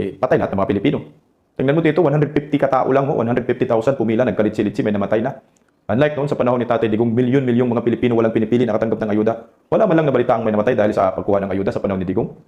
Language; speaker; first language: Filipino; non-native, local second language; Cebuano